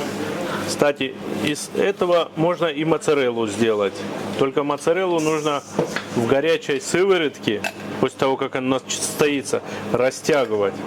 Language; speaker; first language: Russian; native; Russian